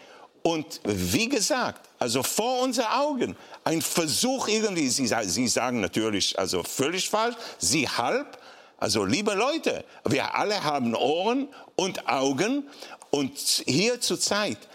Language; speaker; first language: German; non-native, fluent; Hebrew